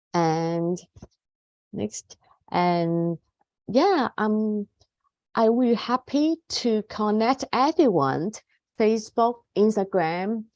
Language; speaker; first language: English; non-native, fluent; Cantonese